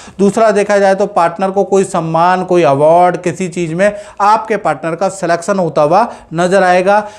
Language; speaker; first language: Hindi; non-native, local second language; Gujarati